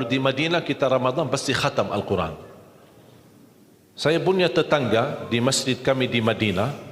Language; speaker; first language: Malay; non-native, fluent; Arabic